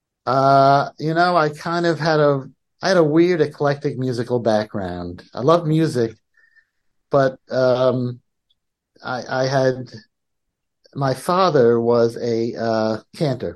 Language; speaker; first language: English; native; English